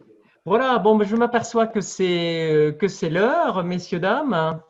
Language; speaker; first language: French; native; French